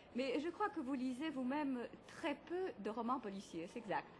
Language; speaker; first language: French; native; French